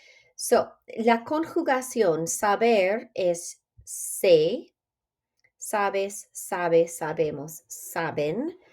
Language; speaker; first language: Spanish; non-native, fluent; English